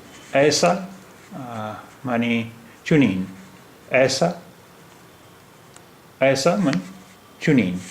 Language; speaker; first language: Persian; non-native, learner; Urdu